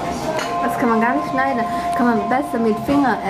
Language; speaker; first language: German; non-native, fluent; Chinese